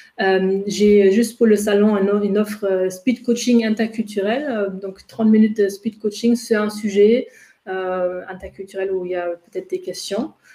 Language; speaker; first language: French; non-native, fluent; German